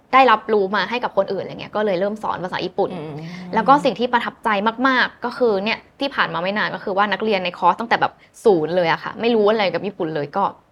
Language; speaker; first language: Thai; native; Thai